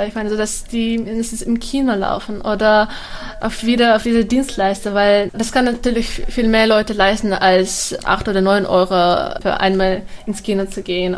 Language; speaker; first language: German; non-native, fluent; Russian